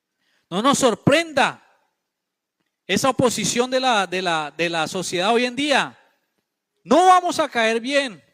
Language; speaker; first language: Spanish; native; Spanish